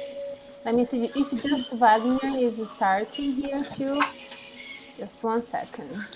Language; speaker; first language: English; non-native, fluent; Portuguese